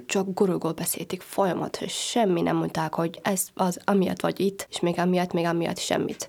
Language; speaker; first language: Hungarian; non-native, fluent; Somali